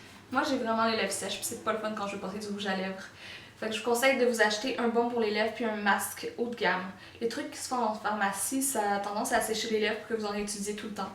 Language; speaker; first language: French; native; French